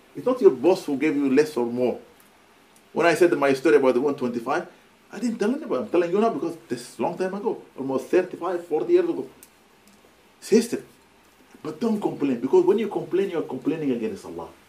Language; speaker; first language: English; non-native, fluent; Arabic